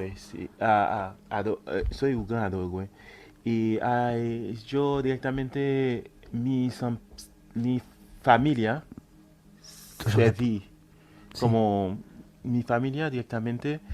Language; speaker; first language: Spanish; non-native, fluent; Haitian Creole